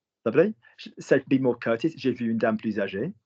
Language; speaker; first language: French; non-native, fluent; English